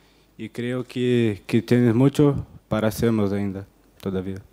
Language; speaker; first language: Spanish; non-native, fluent; Portuguese